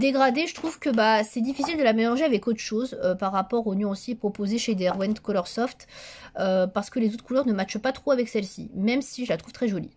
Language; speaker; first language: French; native; French